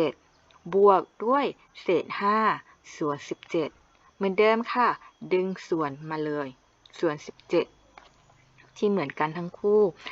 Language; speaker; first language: Thai; non-native, local second language; Malay